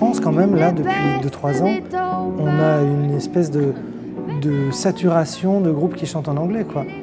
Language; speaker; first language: French; native; French